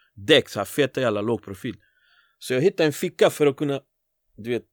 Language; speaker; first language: Swedish; early bilingual, other home language; Spanish